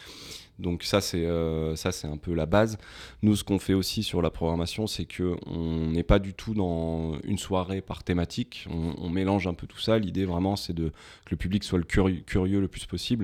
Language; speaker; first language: French; native; French